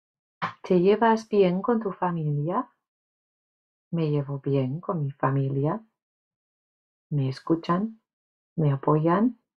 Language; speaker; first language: Spanish; non-native, fluent; English